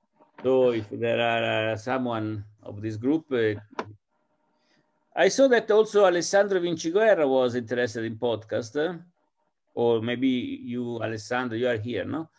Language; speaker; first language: English; non-native, fluent; Italian